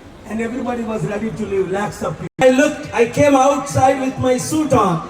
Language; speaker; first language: English; non-native, local second language; Telugu